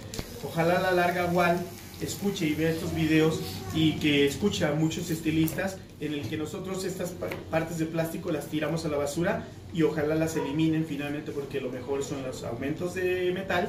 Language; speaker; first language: Spanish; native; Spanish